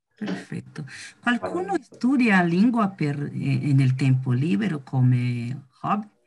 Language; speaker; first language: Italian; non-native, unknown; Portuguese